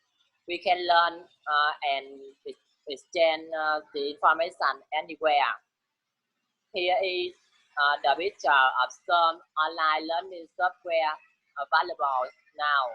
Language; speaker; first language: English; non-native, learner; Vietnamese